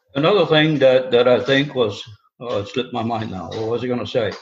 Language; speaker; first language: English; non-native, fluent; Dutch